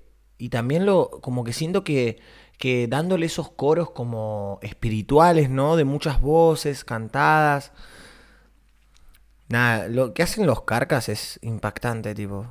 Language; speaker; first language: Spanish; native; Spanish